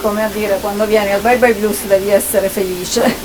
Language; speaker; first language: Italian; native; Italian